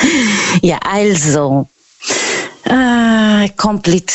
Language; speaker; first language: German; non-native, fluent; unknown